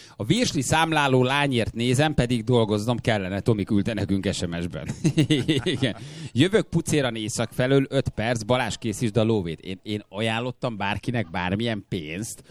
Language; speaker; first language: Hungarian; native; Hungarian